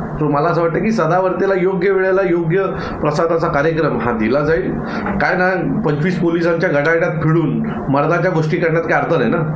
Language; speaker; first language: Marathi; native; Marathi